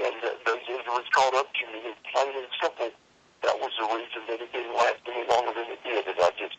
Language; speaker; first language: English; native; English